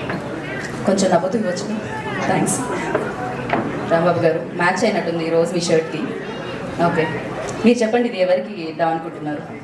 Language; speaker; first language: Telugu; native; Telugu